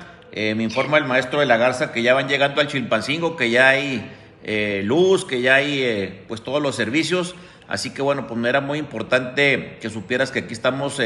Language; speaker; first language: Spanish; native; Spanish